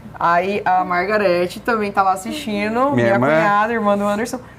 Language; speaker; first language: Portuguese; native; Portuguese